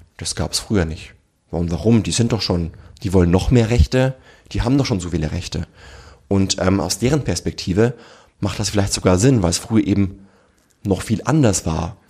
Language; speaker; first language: German; native; German